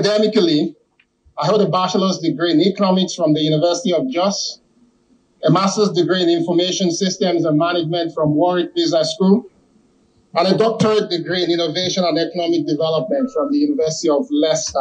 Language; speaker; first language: English; non-native, local second language; Yoruba